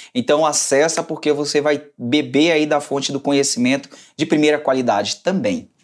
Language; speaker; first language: Portuguese; native; Portuguese